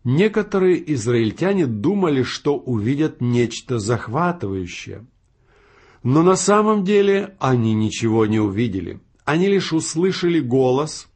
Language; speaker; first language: Russian; native; Russian